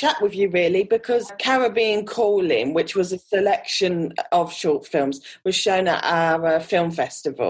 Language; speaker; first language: English; native; English